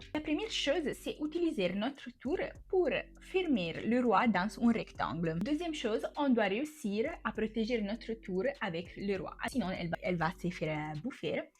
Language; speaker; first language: French; non-native, fluent; Italian